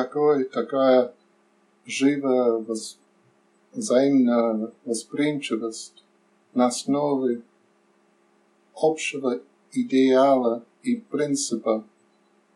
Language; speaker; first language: Russian; non-native, learner; English